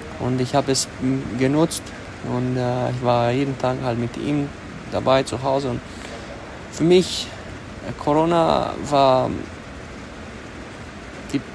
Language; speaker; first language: German; early bilingual, other home language; Romanian